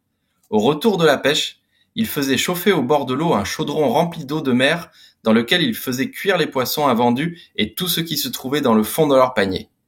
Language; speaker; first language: French; native; French